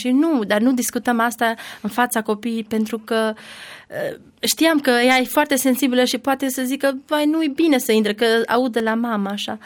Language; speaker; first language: Romanian; non-native, learner; Albanian